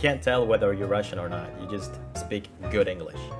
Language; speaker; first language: English; non-native, fluent; Indonesian